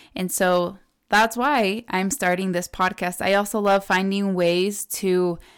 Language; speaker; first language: English; early bilingual, other home language; Spanish